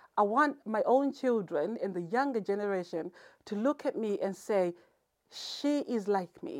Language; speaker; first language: English; non-native, local second language; Shona